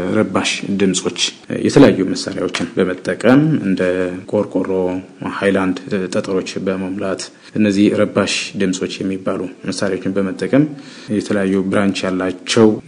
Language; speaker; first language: Amharic; non-native, local second language; Tigrinya